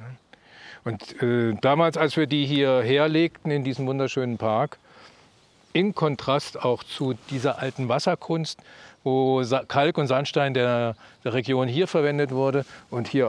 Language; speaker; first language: German; native; German